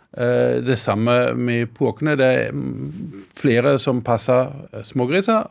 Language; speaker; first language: Norwegian; non-native, fluent; German